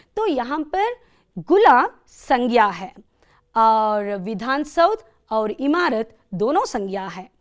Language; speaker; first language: Hindi; non-native, local second language; Kannada